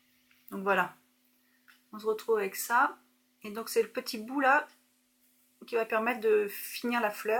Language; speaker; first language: French; native; French